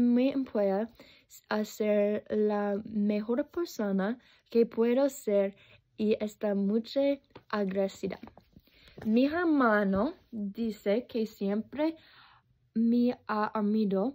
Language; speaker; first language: Spanish; non-native, learner; English